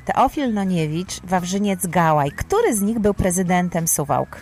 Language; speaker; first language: Polish; native; Polish